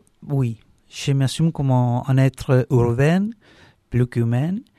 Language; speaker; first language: French; non-native, learner; Spanish